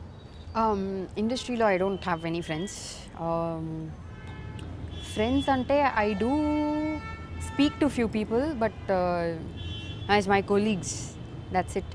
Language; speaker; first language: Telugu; non-native, learner; Tamil